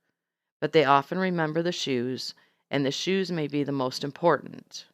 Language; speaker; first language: English; native; English